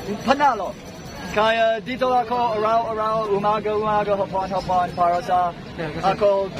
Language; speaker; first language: Filipino; non-native, learner; English